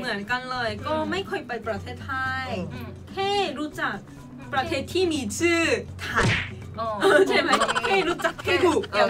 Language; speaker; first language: Thai; non-native, learner; Korean